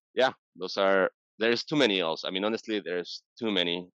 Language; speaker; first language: English; non-native, fluent; Spanish